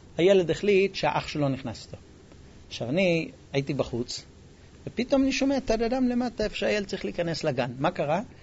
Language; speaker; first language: Hebrew; non-native, fluent; English